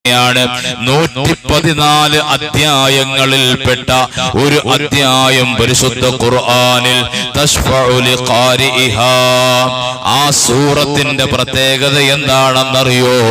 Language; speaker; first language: Malayalam; native; Malayalam